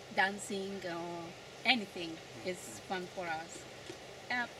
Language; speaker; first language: English; non-native, learner; Spanish